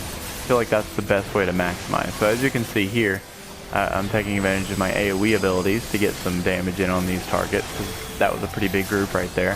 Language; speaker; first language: English; native; English